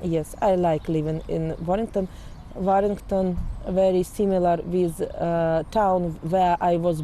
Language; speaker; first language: English; non-native, learner; Ukrainian